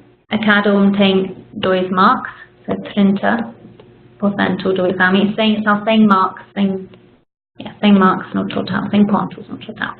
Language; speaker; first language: Portuguese; non-native, fluent; English